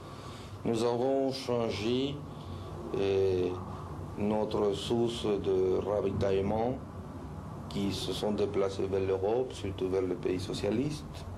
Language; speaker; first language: French; non-native, learner; Spanish